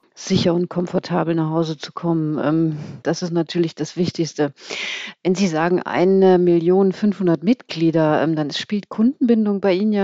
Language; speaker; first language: German; native; German